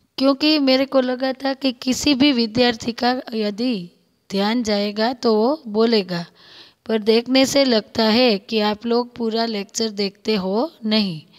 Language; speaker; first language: Hindi; non-native, local second language; Gujarati